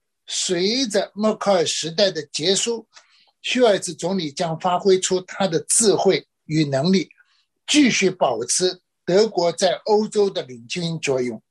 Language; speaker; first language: Chinese; native; Chinese